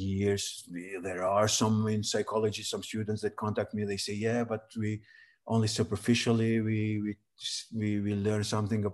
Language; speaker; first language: English; non-native, fluent; Serbian